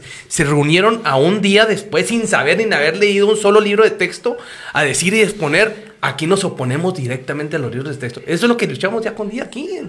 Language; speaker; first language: Spanish; native; Spanish